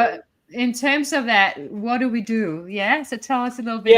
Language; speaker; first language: English; native; English